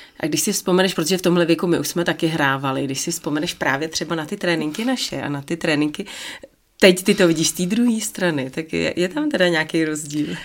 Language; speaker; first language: Czech; native; Czech